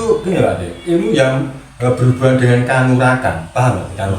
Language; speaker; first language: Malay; non-native, local second language; Javanese